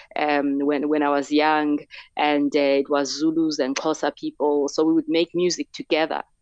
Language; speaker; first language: English; non-native, local second language; Xhosa